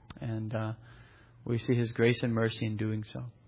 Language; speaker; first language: English; native; English